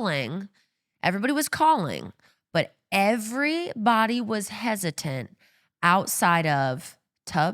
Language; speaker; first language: English; native; English